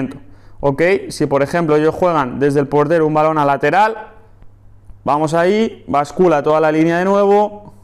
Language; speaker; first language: Spanish; native; Spanish